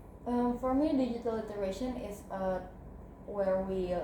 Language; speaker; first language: English; non-native, learner; Indonesian